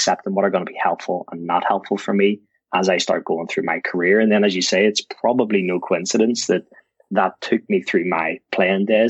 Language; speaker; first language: English; native; English